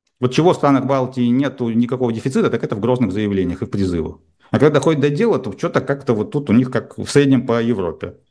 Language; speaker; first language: Russian; native; Russian